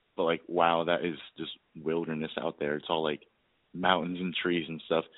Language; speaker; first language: English; native; English